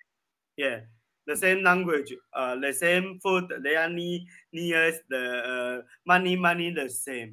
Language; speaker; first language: English; non-native, learner; Chinese